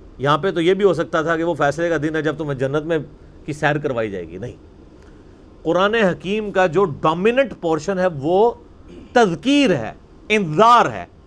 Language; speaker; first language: Urdu; non-native, local second language; Punjabi